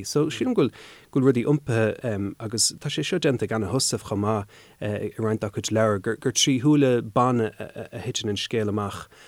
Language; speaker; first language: Irish; native; Irish